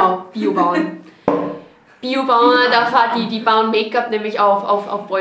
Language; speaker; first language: German; native; German